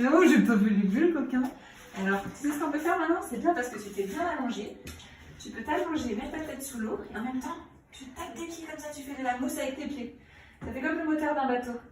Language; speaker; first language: French; native; French